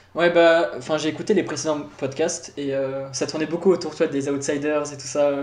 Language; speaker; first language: French; native; French